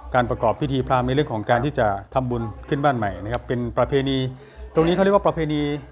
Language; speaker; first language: Thai; non-native, local second language; Lao